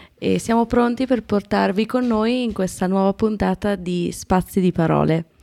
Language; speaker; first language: Italian; native; Italian